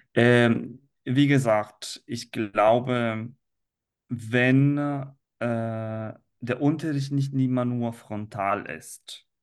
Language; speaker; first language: German; non-native, fluent; Italian